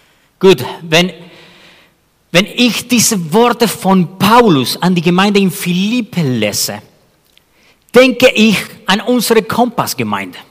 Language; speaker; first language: German; non-native, fluent; Spanish